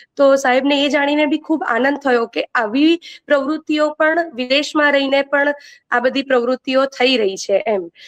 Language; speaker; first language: Gujarati; native; Gujarati